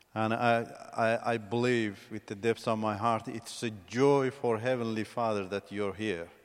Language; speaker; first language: English; non-native, fluent; Persian